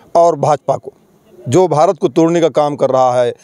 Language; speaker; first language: Hindi; native; Hindi